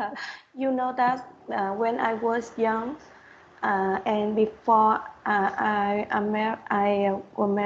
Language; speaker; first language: English; non-native, learner; Vietnamese